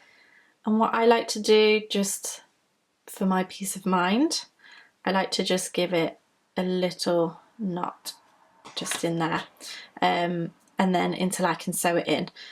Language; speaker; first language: English; native; English